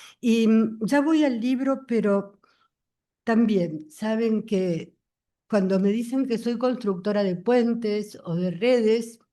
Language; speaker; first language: Spanish; native; Spanish